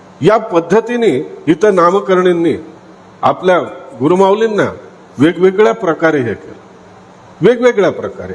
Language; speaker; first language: Marathi; native; Marathi